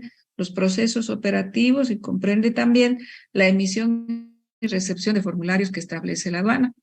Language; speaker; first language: Spanish; native; Spanish